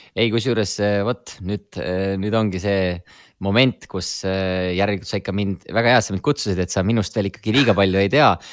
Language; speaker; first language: Estonian; native; Estonian